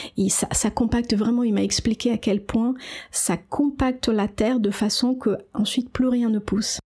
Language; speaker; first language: French; non-native, fluent; Portuguese